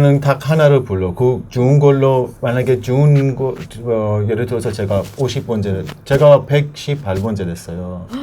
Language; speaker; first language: Korean; non-native, learner; Persian